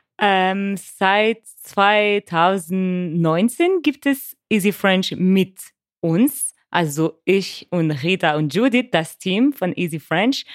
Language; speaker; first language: German; non-native, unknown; French